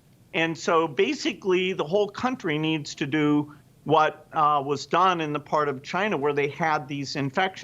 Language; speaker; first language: English; native; English